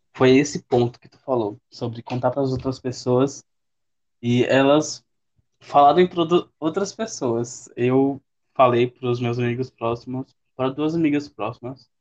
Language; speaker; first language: Portuguese; native; Portuguese